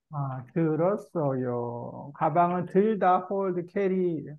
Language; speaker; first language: Korean; native; Korean